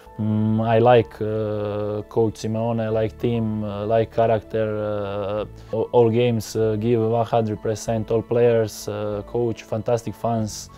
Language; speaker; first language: English; non-native, learner; Croatian